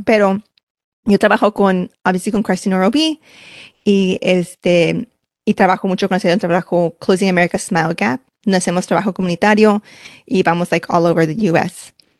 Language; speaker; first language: Spanish; early bilingual, heritage; Spanish